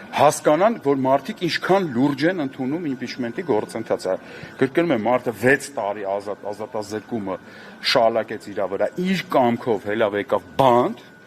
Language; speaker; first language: Armenian; native; Armenian